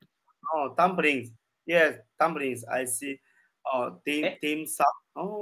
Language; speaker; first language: English; non-native, learner; Chinese